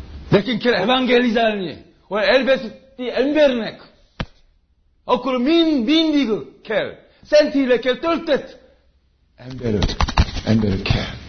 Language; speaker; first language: Hungarian; non-native, learner; Korean